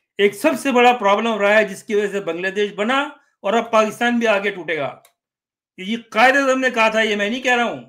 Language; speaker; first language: Urdu; native; Urdu